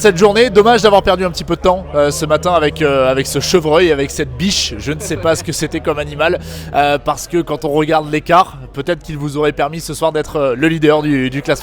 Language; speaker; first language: French; native; French